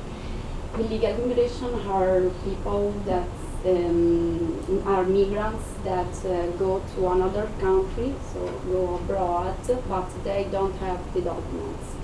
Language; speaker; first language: English; non-native, fluent; Italian